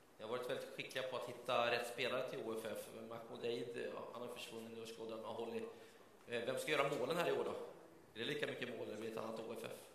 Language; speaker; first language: Swedish; native; Swedish